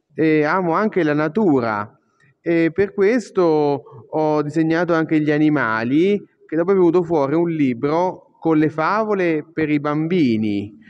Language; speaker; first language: Italian; native; Italian